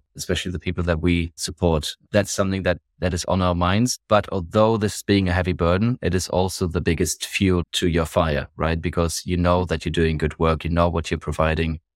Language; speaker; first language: English; non-native, fluent; German